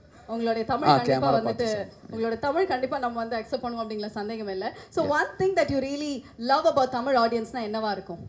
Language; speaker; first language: Tamil; native; Tamil